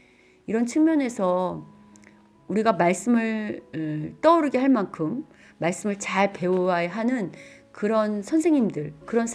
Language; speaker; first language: Korean; native; Korean